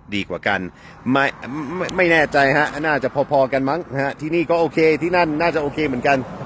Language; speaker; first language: Thai; non-native, fluent; English